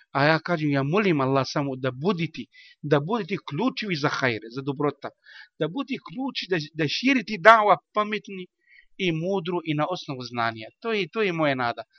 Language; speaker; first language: Bosnian; non-native, learner; Arabic